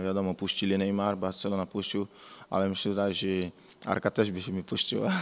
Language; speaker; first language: Polish; non-native, learner; Portuguese